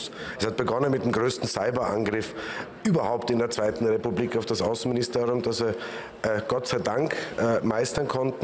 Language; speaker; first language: German; native; German